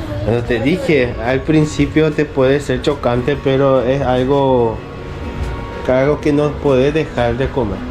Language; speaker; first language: Spanish; non-native, fluent; Korean